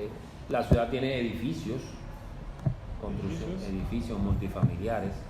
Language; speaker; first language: Spanish; native; Spanish